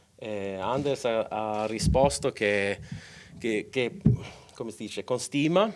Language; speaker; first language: Italian; non-native, local second language; Swedish